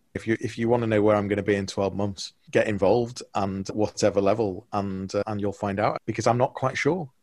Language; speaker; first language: English; native; English